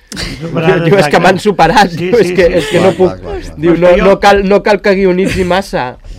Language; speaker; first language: Catalan; native; Catalan